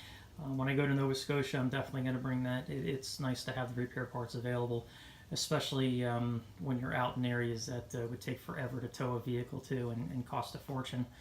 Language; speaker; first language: English; native; English